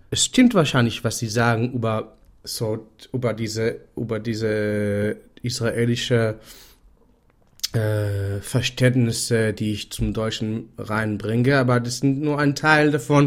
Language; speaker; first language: German; non-native, fluent; Hebrew